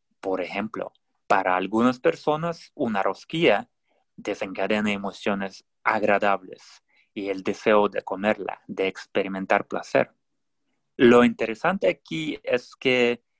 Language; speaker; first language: Spanish; non-native, fluent; Russian